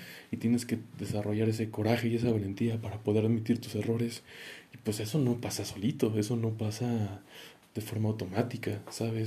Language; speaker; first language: Spanish; native; Spanish